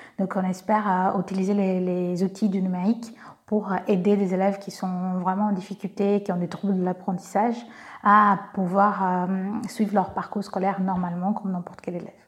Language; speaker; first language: French; non-native, fluent; Portuguese